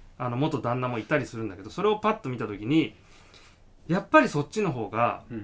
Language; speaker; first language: Japanese; native; Japanese